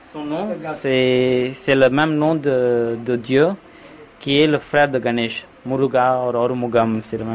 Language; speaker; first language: French; non-native, fluent; Tamil